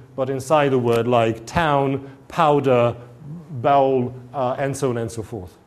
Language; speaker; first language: English; non-native, fluent; Hungarian